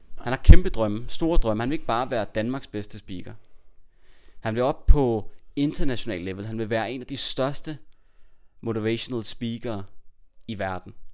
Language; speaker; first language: Danish; native; Danish